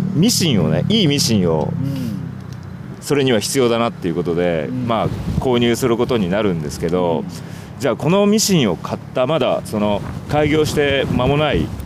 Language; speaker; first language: Japanese; native; Japanese